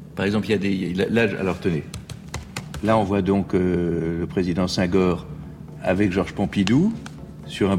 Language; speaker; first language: French; native; French